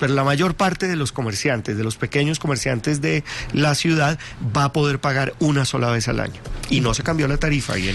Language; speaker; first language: Spanish; native; Spanish